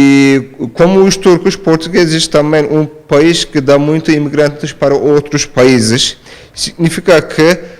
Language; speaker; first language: Portuguese; non-native, fluent; Turkish